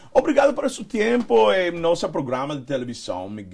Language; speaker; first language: Portuguese; non-native, learner; Spanish